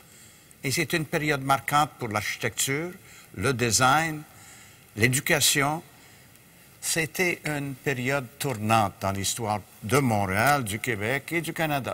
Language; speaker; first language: French; native; French